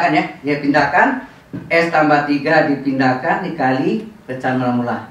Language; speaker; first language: Indonesian; native; Indonesian